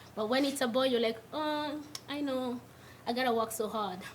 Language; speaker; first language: English; non-native, local second language; Swahili